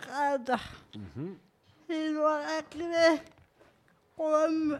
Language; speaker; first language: Spanish; non-native, learner; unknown